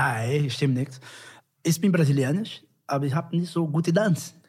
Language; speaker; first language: German; non-native, learner; Portuguese